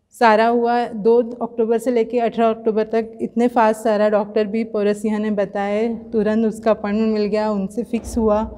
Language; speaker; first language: Hindi; non-native, local second language; Marathi